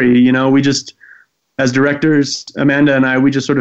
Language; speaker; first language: English; native; English